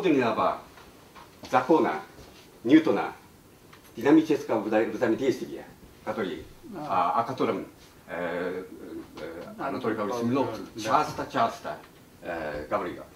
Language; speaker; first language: Russian; non-native, learner; Japanese